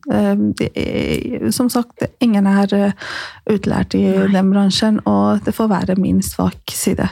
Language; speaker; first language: Norwegian; non-native, fluent; Persian